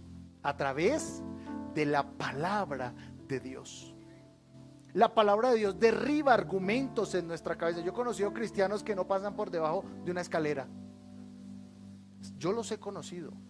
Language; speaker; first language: Spanish; native; Spanish